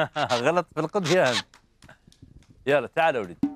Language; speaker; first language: Arabic; native; Arabic